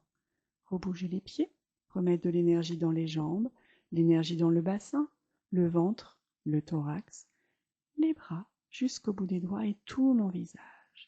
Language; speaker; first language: French; native; French